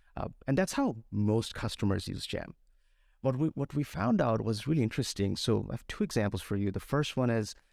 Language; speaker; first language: English; non-native, local second language; Bangla